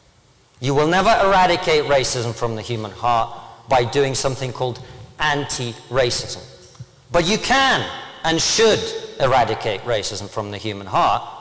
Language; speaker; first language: English; early bilingual, other home language; Russian